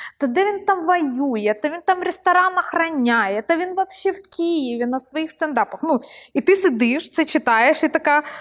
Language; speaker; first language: Ukrainian; non-native, local second language; Russian